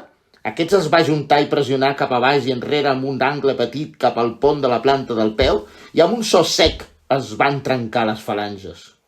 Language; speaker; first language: Catalan; native; Catalan